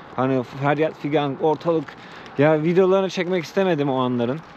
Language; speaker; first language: Turkish; native; Turkish